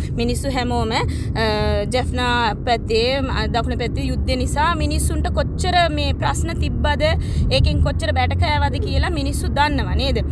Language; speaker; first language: Sinhala; non-native, local second language; Tamil